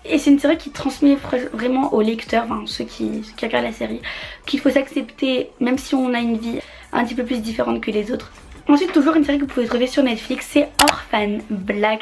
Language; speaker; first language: French; native; French